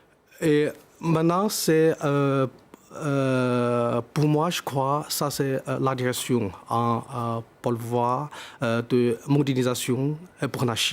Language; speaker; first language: French; non-native, fluent; Chinese